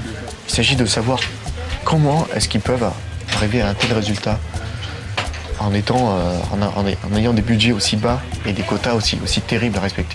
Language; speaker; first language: French; native; French